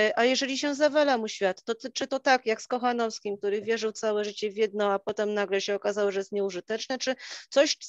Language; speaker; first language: Polish; native; Polish